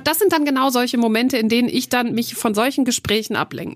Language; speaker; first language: German; native; German